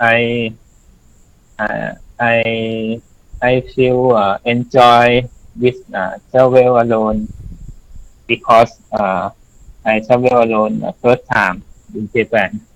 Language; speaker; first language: English; non-native, learner; Thai